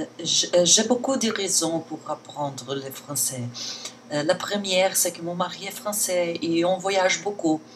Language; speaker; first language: French; non-native, learner; Portuguese